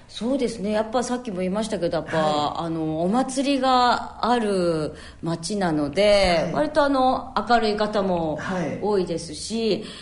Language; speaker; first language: Japanese; native; Japanese